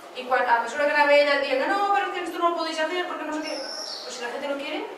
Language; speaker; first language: Catalan; native; Catalan